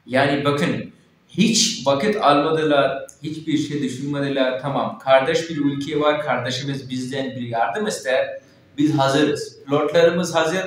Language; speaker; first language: Turkish; non-native, fluent; Urdu